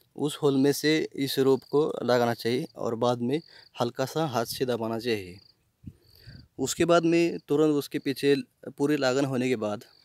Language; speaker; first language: Hindi; non-native, local second language; Marathi